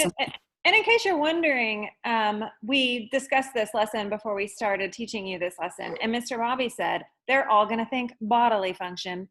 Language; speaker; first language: English; native; English